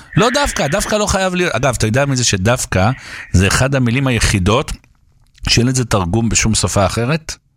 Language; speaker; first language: Hebrew; native; Hebrew